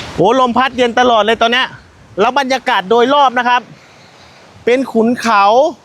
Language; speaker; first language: Thai; non-native, local second language; Northeastern Thai